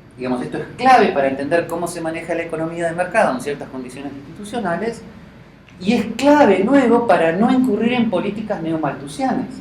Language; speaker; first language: Spanish; native; Spanish